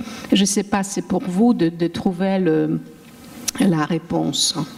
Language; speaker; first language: French; non-native, fluent; Polish